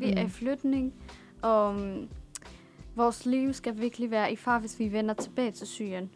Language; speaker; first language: Danish; non-native, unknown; Arabic